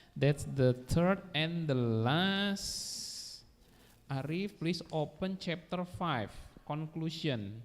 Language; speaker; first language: English; non-native, learner; Indonesian